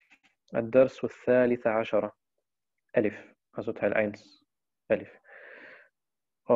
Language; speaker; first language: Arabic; non-native, fluent; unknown